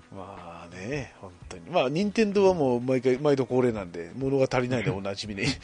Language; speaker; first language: Japanese; native; Japanese